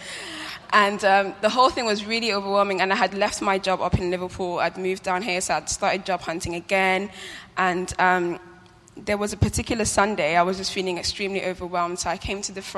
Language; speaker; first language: English; native; English